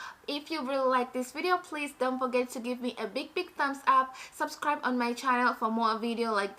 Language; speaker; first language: English; non-native, fluent; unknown